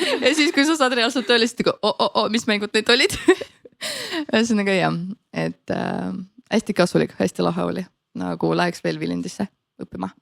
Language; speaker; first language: Estonian; non-native, local second language; Russian